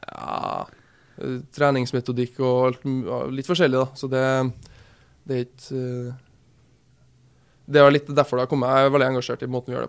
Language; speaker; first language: Norwegian; native; Norwegian